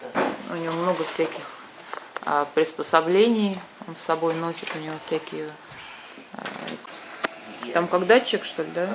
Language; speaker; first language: Russian; early bilingual, heritage; Russian